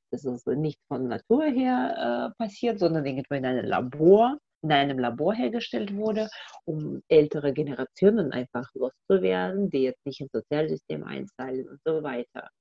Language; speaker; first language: German; non-native, fluent; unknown